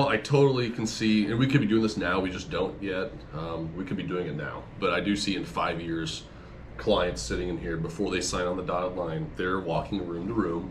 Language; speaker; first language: English; native; English